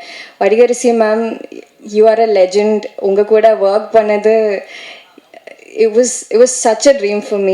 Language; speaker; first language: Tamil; non-native, learner; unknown